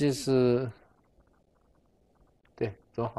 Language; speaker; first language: Chinese; native; Chinese